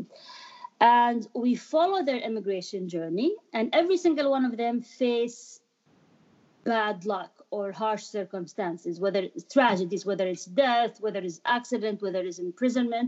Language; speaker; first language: English; non-native, fluent; Arabic